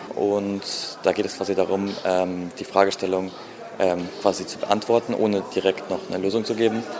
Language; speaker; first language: German; native; German